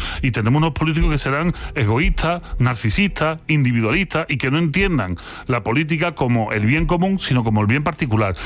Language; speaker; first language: Spanish; native; Spanish